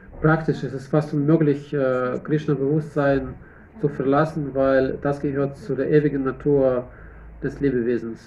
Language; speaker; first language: German; non-native, fluent; Russian